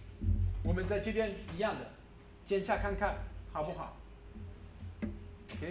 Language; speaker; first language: Chinese; non-native, learner; French